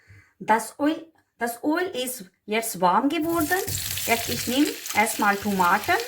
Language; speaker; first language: German; non-native, learner; Urdu